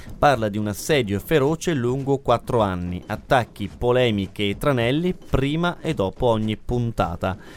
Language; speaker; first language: Italian; native; Italian